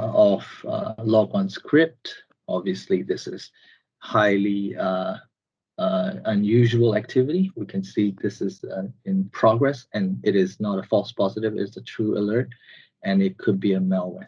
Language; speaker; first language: English; non-native, fluent; Burmese